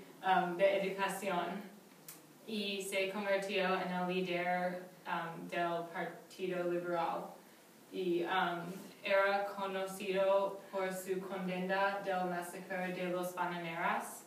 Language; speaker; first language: Spanish; non-native, learner; English